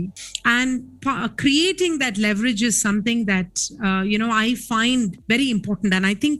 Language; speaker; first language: English; non-native, local second language; Tamil